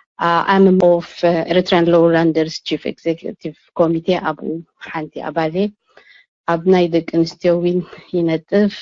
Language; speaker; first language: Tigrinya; non-native, local second language; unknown